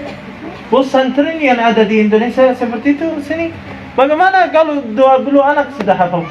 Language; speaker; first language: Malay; non-native, fluent; Arabic